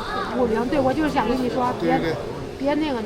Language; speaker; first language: Chinese; native; Chinese